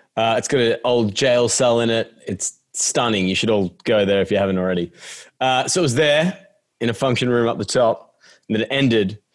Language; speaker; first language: English; native; English